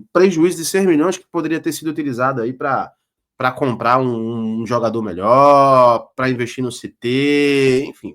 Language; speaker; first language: Portuguese; native; Portuguese